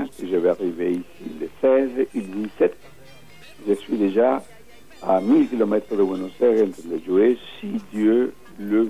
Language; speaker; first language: French; non-native, fluent; Spanish